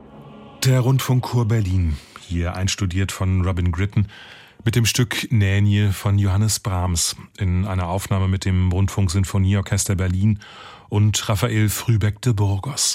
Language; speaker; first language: German; native; German